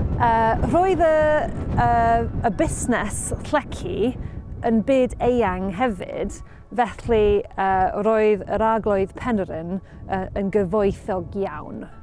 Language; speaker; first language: Welsh; non-native, learner; English